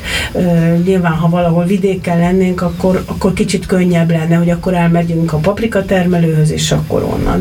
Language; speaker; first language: Hungarian; native; Hungarian